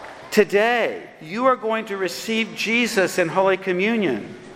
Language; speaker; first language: English; native; English